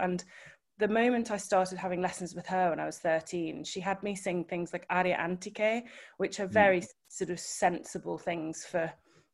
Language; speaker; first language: English; native; English